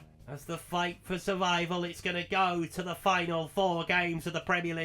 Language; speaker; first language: English; native; English